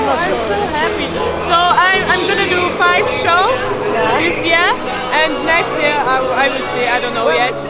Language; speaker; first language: English; non-native, fluent; Polish